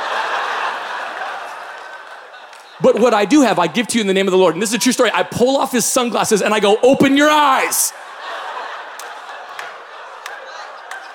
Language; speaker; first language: English; native; English